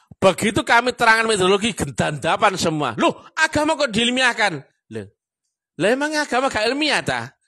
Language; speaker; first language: Indonesian; non-native, local second language; Javanese